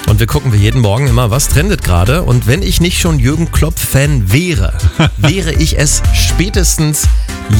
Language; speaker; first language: German; native; German